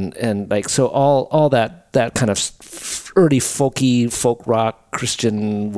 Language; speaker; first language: English; native; English